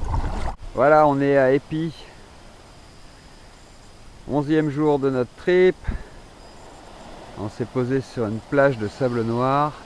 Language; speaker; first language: French; native; French